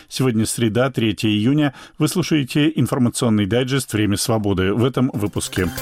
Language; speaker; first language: Russian; native; Russian